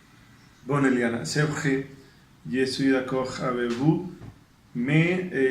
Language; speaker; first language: French; non-native, learner; Spanish